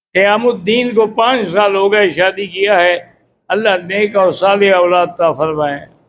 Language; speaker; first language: Urdu; native; Urdu